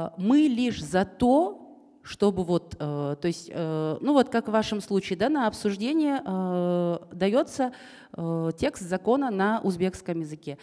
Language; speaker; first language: Russian; non-native, local second language; Kazakh